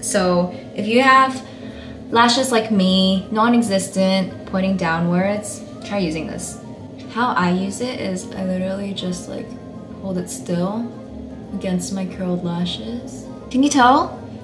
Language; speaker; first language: English; early bilingual, other home language; Chinese